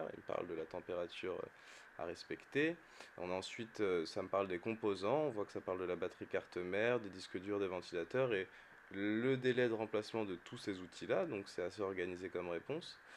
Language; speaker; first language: French; native; French